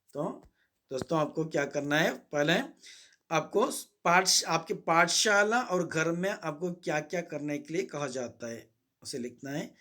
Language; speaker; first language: Hindi; non-native, local second language; Kannada